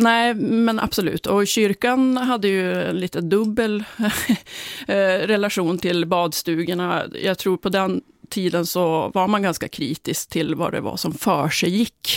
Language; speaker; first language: Swedish; native; Swedish